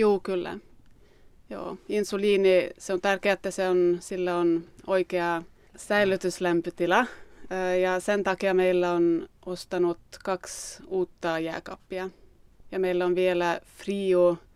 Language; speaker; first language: Finnish; non-native, local second language; Swedish